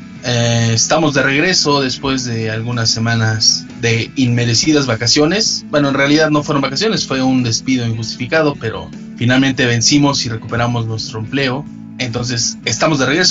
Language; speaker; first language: Spanish; native; Spanish